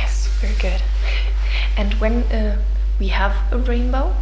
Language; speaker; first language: English; non-native, fluent; German